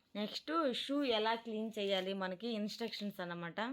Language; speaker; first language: Telugu; native; Telugu